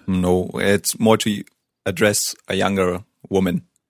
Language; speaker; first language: English; non-native, fluent; German